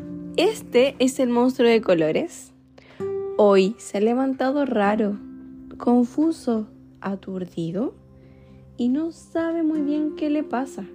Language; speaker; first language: Spanish; native; Spanish